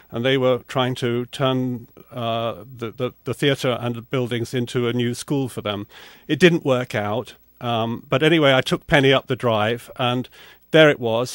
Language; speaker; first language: English; native; English